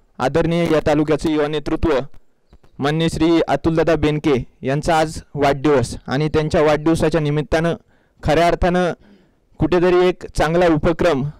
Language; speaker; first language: Marathi; native; Marathi